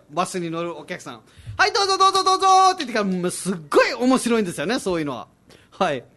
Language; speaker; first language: Japanese; non-native, fluent; Nepali